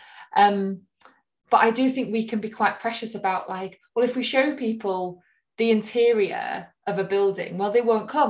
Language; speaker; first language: English; native; English